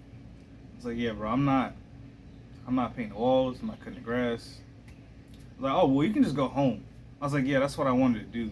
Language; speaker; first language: English; native; English